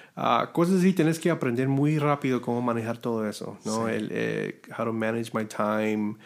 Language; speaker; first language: Spanish; early bilingual, heritage; Spanish